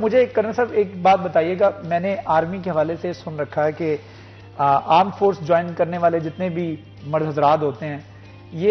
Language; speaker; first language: Hindi; non-native, local second language; Punjabi